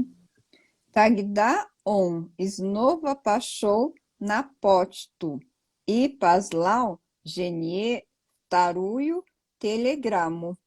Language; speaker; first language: Russian; non-native, learner; Portuguese